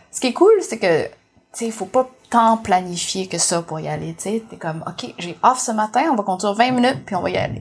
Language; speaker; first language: French; early bilingual, other home language; Vietnamese